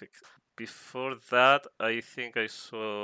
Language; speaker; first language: English; non-native, fluent; Spanish